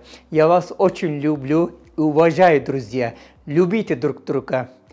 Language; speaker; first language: Russian; non-native, learner; Turkish